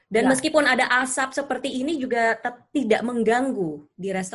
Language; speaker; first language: Indonesian; native; Indonesian